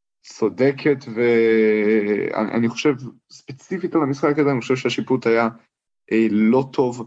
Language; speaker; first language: Hebrew; native; Hebrew